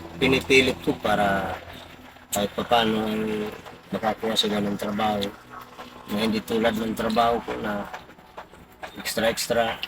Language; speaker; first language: Filipino; non-native, local second language; Bikol